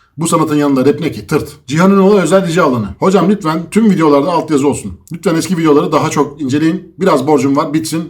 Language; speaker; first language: Turkish; native; Turkish